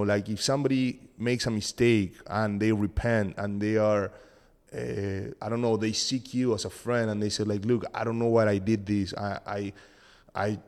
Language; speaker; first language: English; non-native, fluent; Spanish